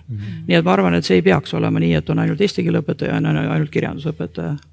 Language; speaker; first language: Estonian; native; Estonian